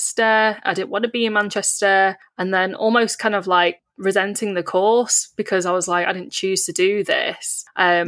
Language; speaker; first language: English; native; English